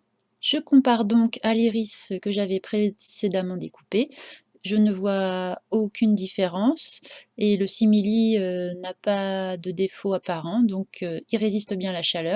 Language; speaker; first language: French; native; French